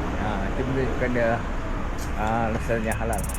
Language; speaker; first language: Malay; native; Malay